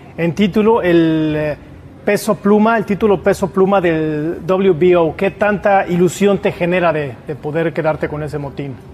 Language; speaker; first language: Spanish; native; Spanish